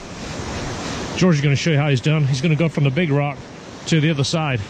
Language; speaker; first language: English; native; English